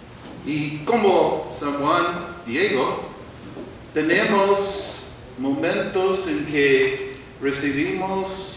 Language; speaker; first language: Spanish; non-native, fluent; English